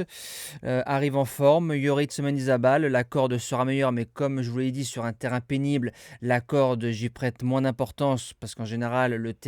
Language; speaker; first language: French; native; French